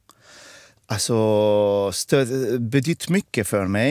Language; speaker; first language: Swedish; non-native, fluent; Arabic